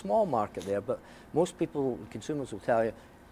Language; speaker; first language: English; native; English